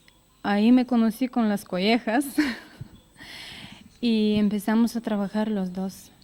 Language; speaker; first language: Spanish; non-native, learner; Bulgarian